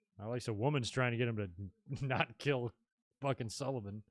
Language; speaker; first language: English; native; English